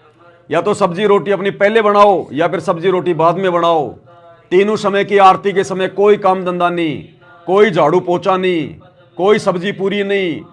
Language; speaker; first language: Hindi; native; Hindi